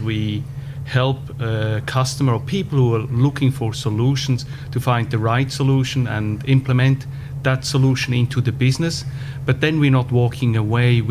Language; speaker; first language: English; non-native, fluent; German